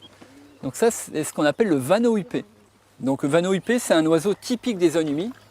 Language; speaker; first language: French; native; French